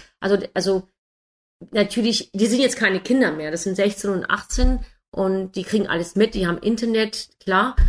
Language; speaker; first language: German; non-native, fluent; English